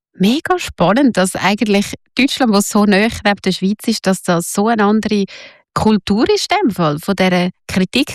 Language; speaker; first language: German; native; German